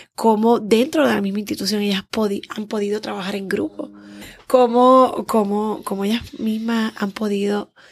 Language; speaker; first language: Spanish; native; Spanish